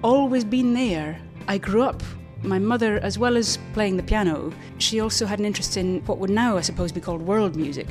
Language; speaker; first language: English; native; English